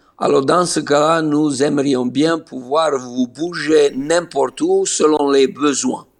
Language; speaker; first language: French; non-native, fluent; Slovenian